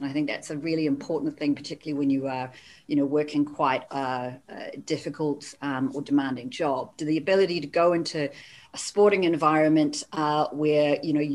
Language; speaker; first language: English; native; English